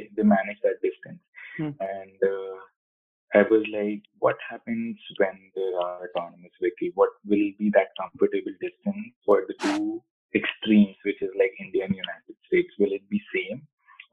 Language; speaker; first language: English; non-native, local second language; Hindi